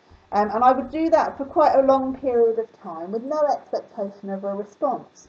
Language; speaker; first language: English; native; English